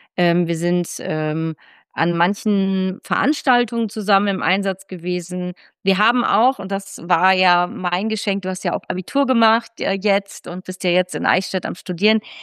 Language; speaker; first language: German; native; German